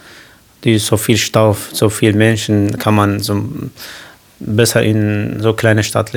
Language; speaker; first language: German; non-native, fluent; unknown